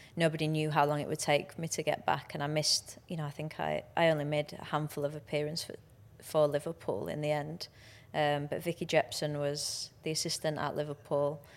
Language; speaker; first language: English; native; English